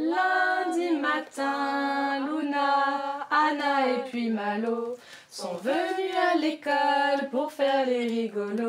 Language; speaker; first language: French; native; French